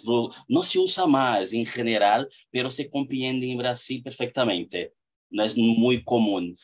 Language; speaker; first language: Spanish; non-native, fluent; Portuguese